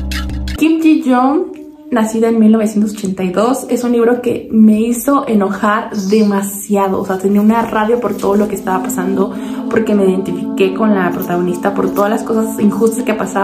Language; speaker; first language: Spanish; native; Spanish